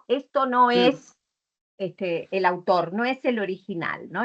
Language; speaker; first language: Spanish; native; Spanish